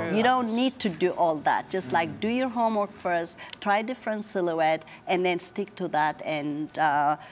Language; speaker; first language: English; non-native, fluent; Amharic